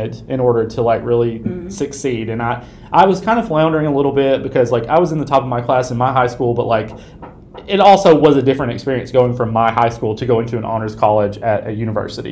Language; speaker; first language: English; native; English